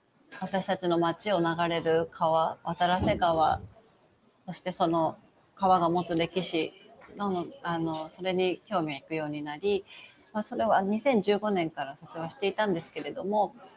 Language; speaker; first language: Japanese; native; Japanese